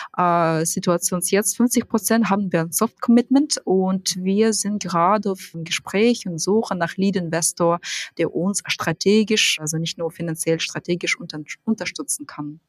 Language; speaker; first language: German; non-native, fluent; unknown